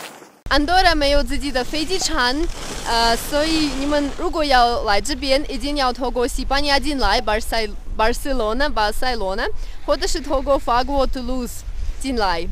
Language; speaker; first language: Chinese; non-native, fluent; Russian